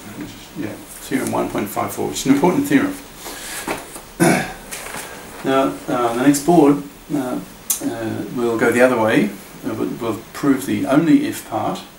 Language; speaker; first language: English; native; English